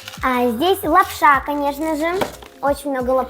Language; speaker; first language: Russian; native; Russian